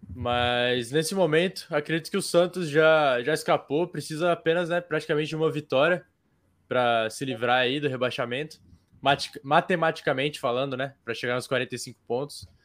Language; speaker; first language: Portuguese; native; Portuguese